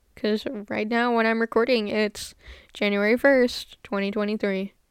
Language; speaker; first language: English; native; English